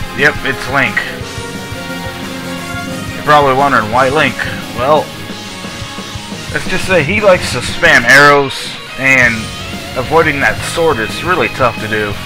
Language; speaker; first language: English; native; English